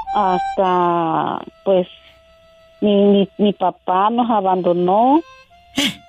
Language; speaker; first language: Spanish; native; Spanish